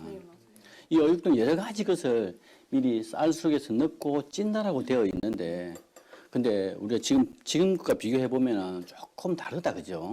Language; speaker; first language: Korean; native; Korean